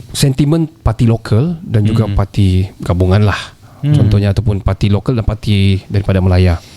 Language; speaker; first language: Malay; native; Malay